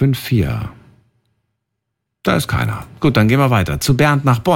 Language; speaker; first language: German; native; German